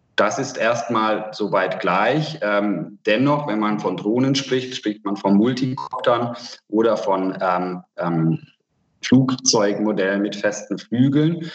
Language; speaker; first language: German; non-native, fluent; Hungarian